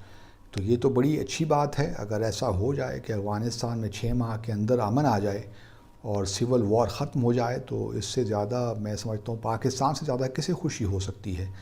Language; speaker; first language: Urdu; native; Urdu